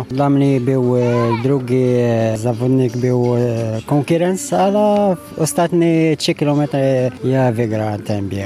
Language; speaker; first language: Polish; non-native, learner; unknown